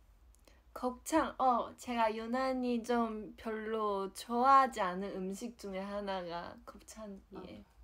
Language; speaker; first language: Korean; non-native, fluent; Chinese